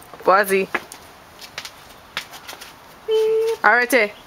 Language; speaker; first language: French; non-native, learner; English